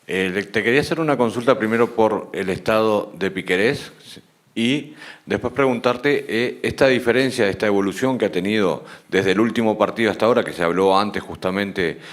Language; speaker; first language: Spanish; native; Spanish